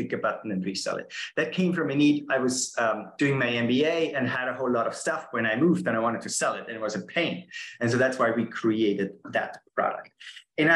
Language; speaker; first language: English; non-native, fluent; German